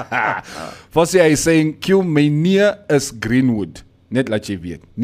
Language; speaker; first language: English; non-native, local second language; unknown